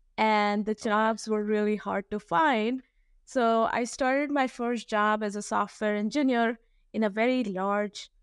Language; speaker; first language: English; non-native, local second language; Hindi